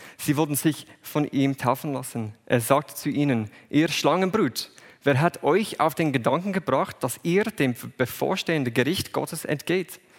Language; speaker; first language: German; non-native, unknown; English